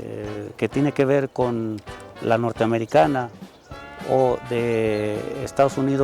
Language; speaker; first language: Spanish; native; Spanish